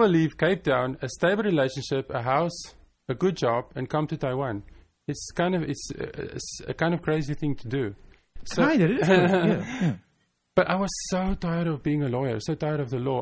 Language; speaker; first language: English; non-native, local second language; Afrikaans